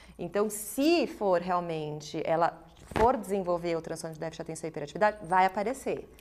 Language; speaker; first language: Portuguese; native; Portuguese